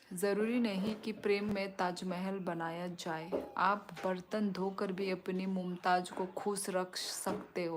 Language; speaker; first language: Hindi; non-native, local second language; Kok Borok